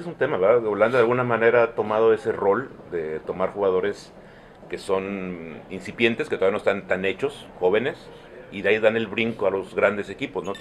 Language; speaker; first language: Spanish; native; Spanish